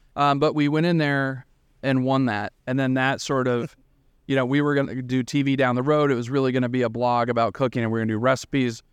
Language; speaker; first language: English; native; English